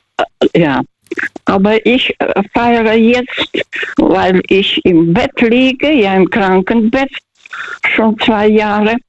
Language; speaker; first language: German; non-native, fluent; Russian